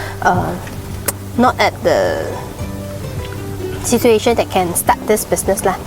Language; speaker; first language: English; non-native, local second language; Malay